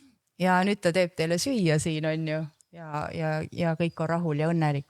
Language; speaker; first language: Estonian; native; Estonian